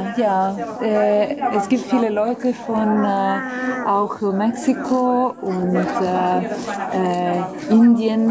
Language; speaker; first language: German; non-native, learner; Italian